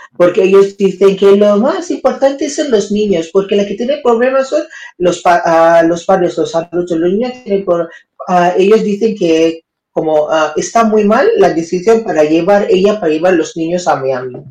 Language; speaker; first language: Spanish; non-native, learner; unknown